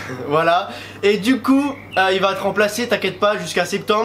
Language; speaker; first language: French; native; French